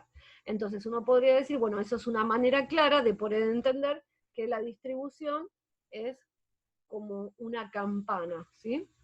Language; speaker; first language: Spanish; native; Spanish